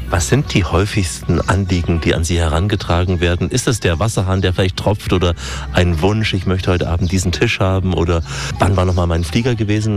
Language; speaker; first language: German; native; German